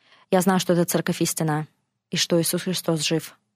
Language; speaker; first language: Russian; native; Russian